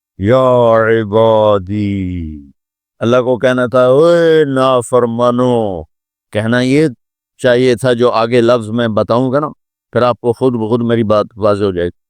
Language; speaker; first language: Urdu; non-native, local second language; Punjabi